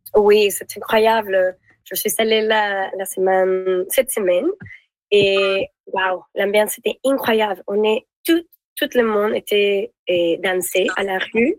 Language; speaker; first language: French; non-native, learner; Spanish